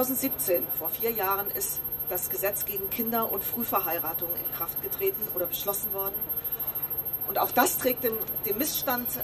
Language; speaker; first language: German; native; German